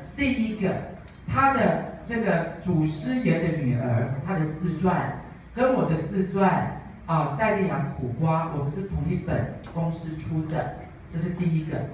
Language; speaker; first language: Chinese; native; Chinese